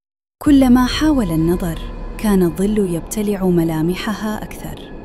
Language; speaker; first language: Arabic; native; Arabic